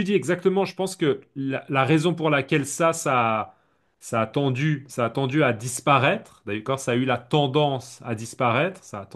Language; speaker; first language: French; native; French